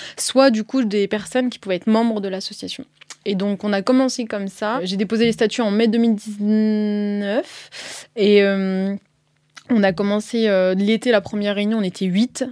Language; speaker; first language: French; early bilingual, other home language; Arabic